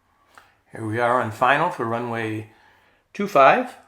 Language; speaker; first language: English; native; English